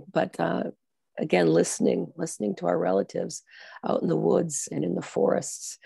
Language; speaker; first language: English; native; English